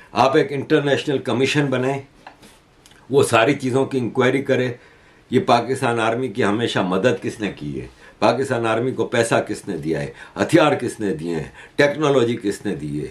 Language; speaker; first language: Urdu; native; Urdu